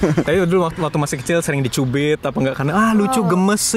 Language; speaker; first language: Indonesian; native; Indonesian